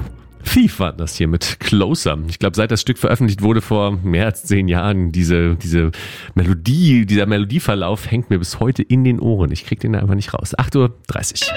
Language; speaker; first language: German; native; German